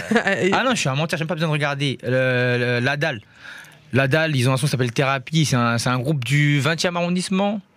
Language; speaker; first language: French; native; French